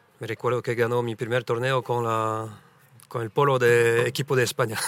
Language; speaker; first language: Spanish; early bilingual, heritage; French